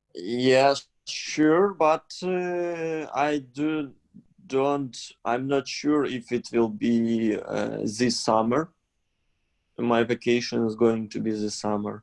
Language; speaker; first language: English; non-native, fluent; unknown